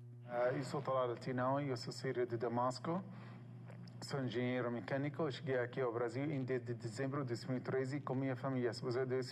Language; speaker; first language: Portuguese; non-native, fluent; Arabic